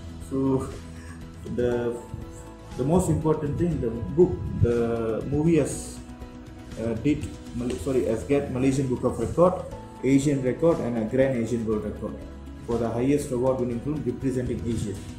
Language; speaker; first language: English; non-native, local second language; Tamil